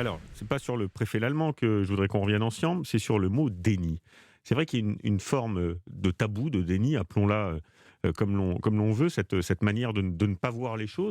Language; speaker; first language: French; native; French